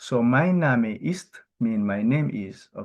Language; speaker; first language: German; non-native, learner; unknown